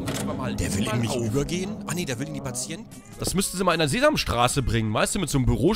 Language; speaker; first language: German; native; German